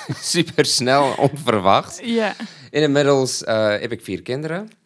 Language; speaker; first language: Dutch; non-native, fluent; English